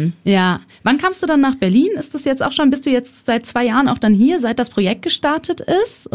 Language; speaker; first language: German; native; German